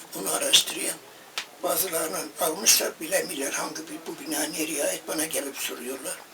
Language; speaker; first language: Turkish; native; Turkish